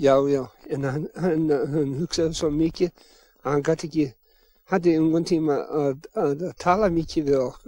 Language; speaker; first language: Icelandic; early bilingual, heritage; English